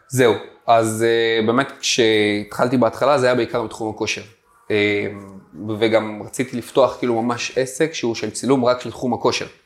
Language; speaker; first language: Hebrew; native; Hebrew